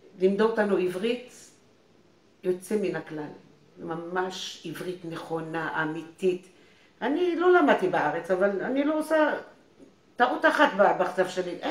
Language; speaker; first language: Hebrew; non-native, fluent; French